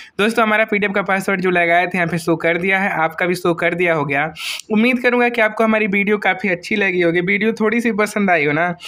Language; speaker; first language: Hindi; native; Hindi